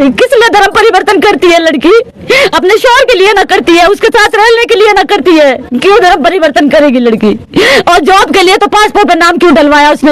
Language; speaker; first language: Hindi; native; Hindi